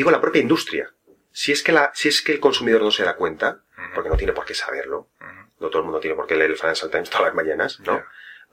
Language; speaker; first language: Spanish; native; Spanish